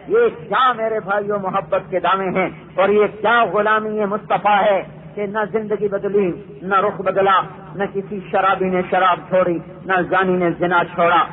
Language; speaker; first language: Urdu; non-native, local second language; Punjabi